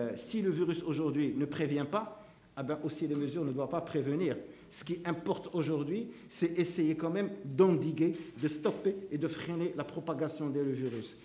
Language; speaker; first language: French; non-native, local second language; Arabic